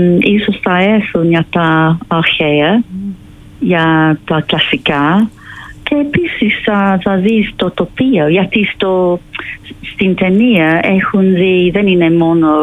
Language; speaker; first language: Greek; non-native, fluent; English